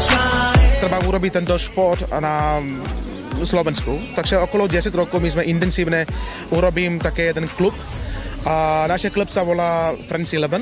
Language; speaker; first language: Slovak; non-native, learner; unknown